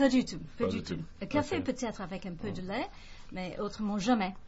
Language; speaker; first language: French; non-native, fluent; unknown